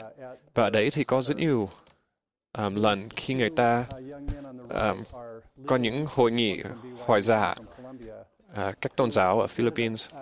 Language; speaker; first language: Vietnamese; non-native, fluent; English